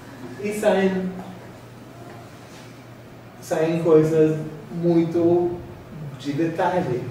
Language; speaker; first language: Portuguese; non-native, fluent; English